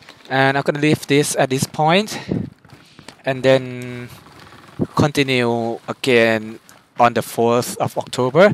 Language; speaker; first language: English; non-native, fluent; Thai